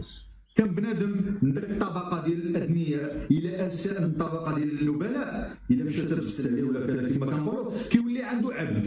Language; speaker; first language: Arabic; native; Arabic